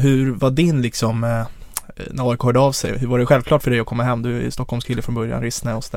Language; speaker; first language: Swedish; native; Swedish